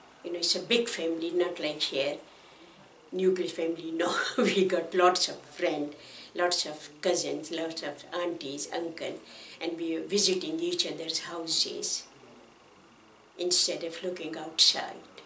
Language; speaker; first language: English; non-native, local second language; Pashto